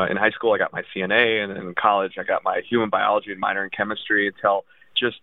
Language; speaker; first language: English; early bilingual, other home language; Russian